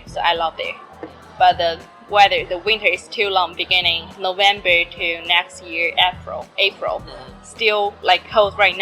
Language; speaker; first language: English; non-native, learner; Chinese